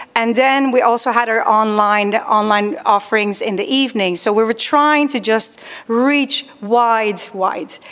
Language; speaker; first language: English; non-native, fluent; Spanish